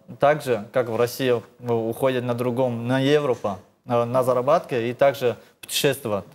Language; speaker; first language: Russian; non-native, learner; Tajik